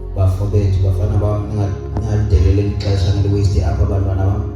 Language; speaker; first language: Zulu; non-native, local second language; Xhosa